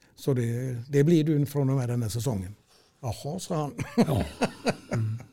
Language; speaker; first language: Swedish; native; Swedish